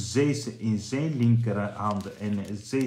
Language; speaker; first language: Dutch; non-native, fluent; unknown